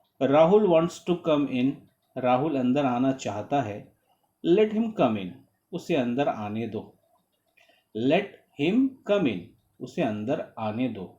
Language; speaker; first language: Hindi; native; Hindi